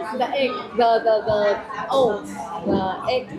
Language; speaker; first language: English; non-native, learner; Vietnamese